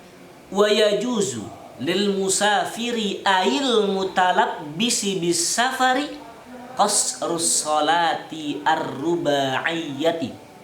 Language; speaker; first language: Arabic; non-native, learner; Indonesian